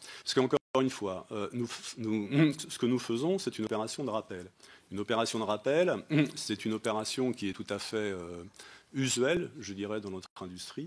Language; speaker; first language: French; native; French